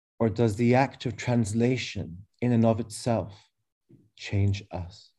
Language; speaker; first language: English; early bilingual, other home language; Arabic